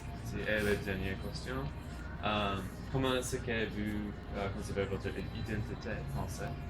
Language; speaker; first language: French; non-native, learner; English